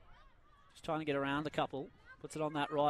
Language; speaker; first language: English; native; English